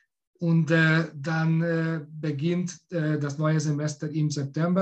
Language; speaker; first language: German; non-native, fluent; Hungarian